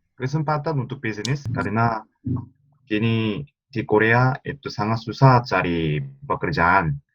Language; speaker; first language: Indonesian; non-native, fluent; Korean